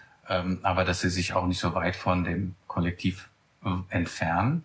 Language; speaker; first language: German; native; German